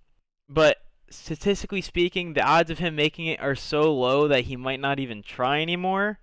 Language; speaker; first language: English; native; English